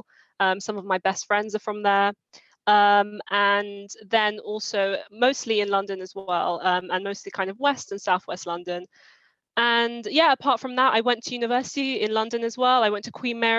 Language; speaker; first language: English; native; English